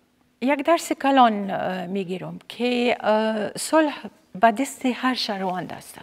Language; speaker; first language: Persian; non-native, fluent; Arabic